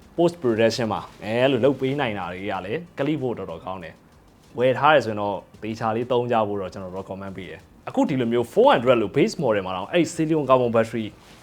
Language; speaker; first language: Burmese; native; Burmese